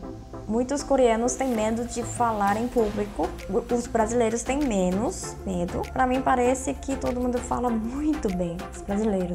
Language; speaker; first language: Portuguese; non-native, fluent; Korean